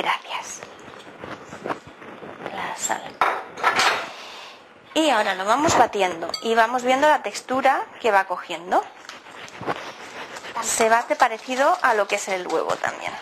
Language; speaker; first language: Spanish; native; Spanish